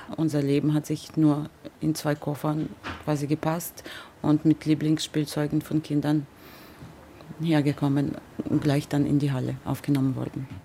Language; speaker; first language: German; non-native, fluent; Ukrainian